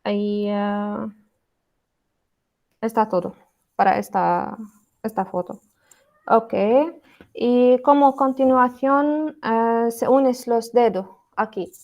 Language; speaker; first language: Spanish; non-native, learner; Arabic